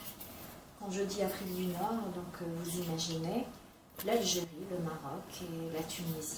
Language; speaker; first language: French; non-native, local second language; Arabic